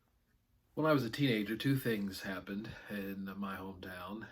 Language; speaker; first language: English; native; English